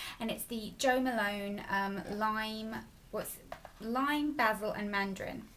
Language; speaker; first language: English; native; English